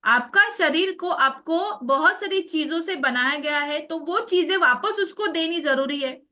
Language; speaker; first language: Hindi; non-native, local second language; Marathi